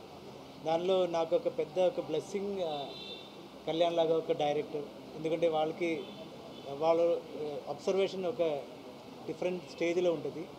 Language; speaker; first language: Telugu; non-native, fluent; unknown